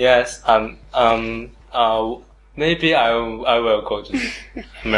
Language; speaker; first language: English; non-native, learner; Chinese